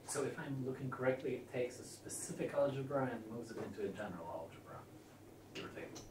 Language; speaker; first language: English; non-native, fluent; Polish